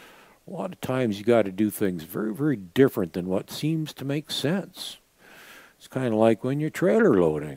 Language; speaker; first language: English; native; English